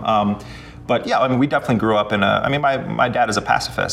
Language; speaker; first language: English; native; English